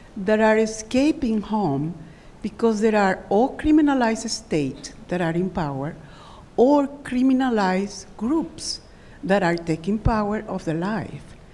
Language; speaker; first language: English; non-native, fluent; Spanish